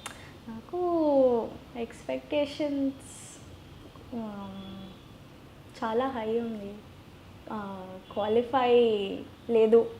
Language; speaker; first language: Telugu; non-native, learner; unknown